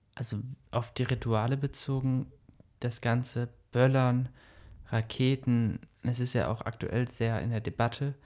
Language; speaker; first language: German; native; German